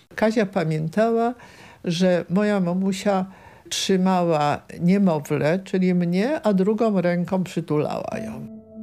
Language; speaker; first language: Polish; native; Polish